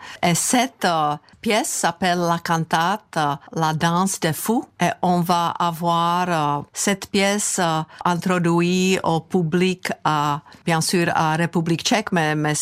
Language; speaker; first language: French; non-native, fluent; Czech